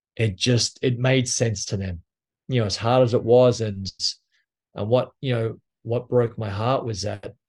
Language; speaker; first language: English; native; English